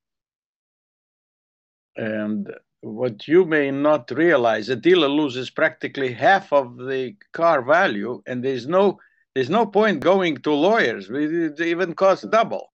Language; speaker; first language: English; non-native, fluent; Hungarian